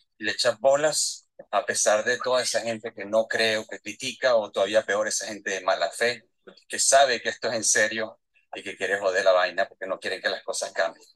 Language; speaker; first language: Spanish; native; Spanish